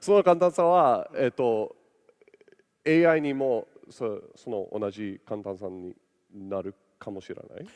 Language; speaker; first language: Japanese; non-native, local second language; English